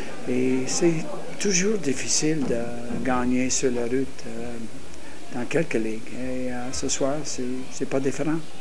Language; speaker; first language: French; non-native, learner; English